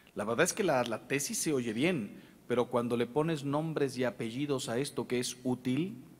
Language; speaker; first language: Spanish; native; Spanish